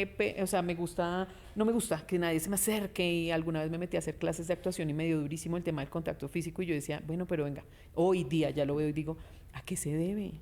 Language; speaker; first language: Spanish; native; Spanish